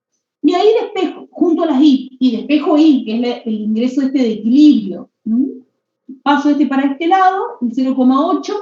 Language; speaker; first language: Spanish; native; Spanish